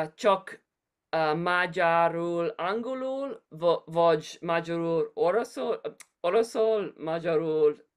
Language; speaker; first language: Hungarian; non-native, learner; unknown